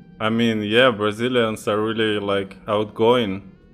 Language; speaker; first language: English; non-native, fluent; Russian